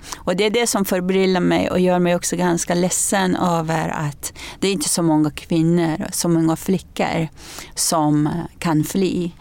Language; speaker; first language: Swedish; non-native, fluent; Persian